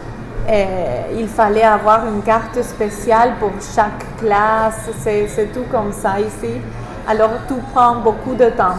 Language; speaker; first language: French; non-native, fluent; English